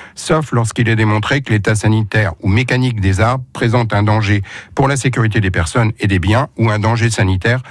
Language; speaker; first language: French; native; French